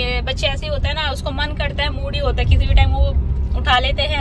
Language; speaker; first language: Hindi; native; Hindi